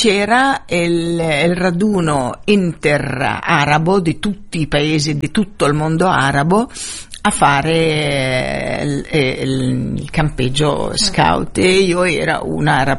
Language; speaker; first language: Italian; non-native, fluent; Arabic